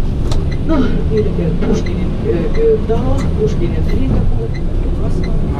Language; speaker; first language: Finnish; non-native, fluent; Russian